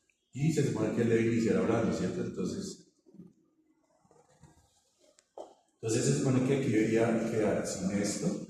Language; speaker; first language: Spanish; native; Spanish